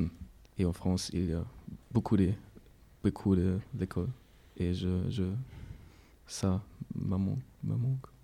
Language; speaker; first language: French; non-native, learner; German